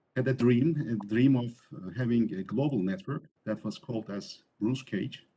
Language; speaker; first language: English; non-native, fluent; Turkish